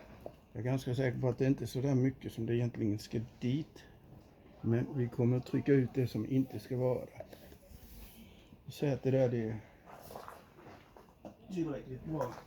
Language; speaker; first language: Swedish; native; Swedish